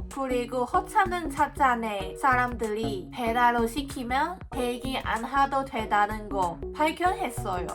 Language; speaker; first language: Korean; non-native, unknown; Cantonese